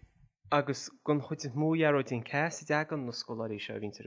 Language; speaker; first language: Irish; native; Irish